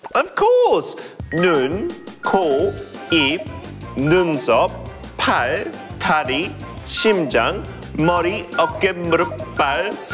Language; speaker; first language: Korean; non-native, learner; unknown